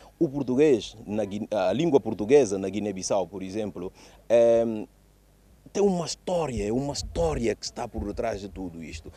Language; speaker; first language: Portuguese; non-native, local second language; Upper Guinea Crioulo